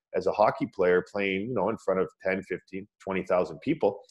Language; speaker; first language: English; native; English